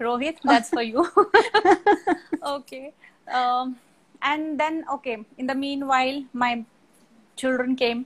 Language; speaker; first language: English; non-native, local second language; Marathi